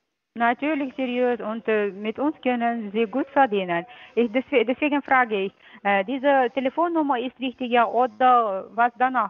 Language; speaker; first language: German; non-native, fluent; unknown